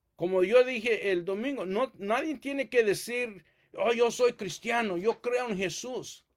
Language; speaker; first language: Spanish; early bilingual, heritage; Spanish